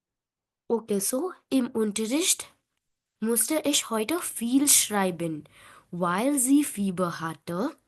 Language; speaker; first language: German; non-native, fluent; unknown